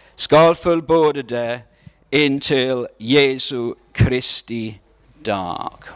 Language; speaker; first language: Swedish; non-native, fluent; English